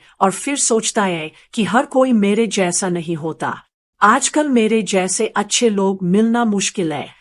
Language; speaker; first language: Hindi; native; Hindi